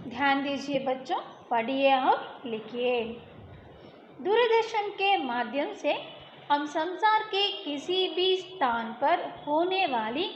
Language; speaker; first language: Hindi; non-native, local second language; Kannada